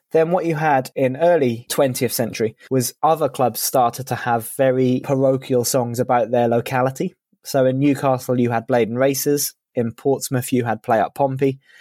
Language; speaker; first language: English; native; English